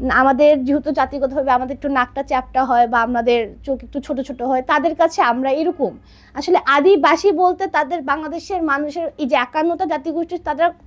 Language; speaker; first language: Bangla; non-native, local second language; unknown